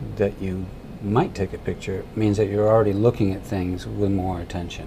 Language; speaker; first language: English; native; English